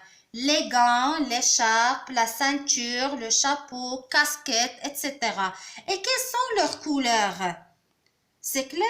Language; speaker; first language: French; non-native, local second language; Arabic